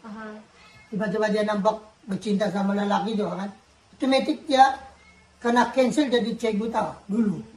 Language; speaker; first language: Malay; non-native, local second language; Filipino